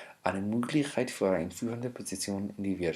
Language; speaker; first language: German; non-native, fluent; English